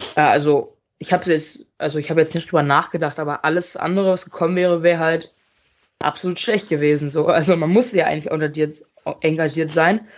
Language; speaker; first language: German; native; German